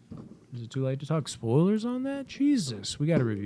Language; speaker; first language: English; native; English